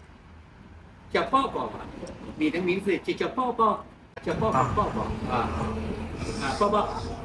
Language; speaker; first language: Chinese; native; Chinese